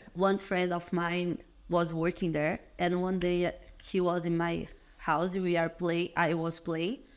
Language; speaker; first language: English; non-native, learner; Portuguese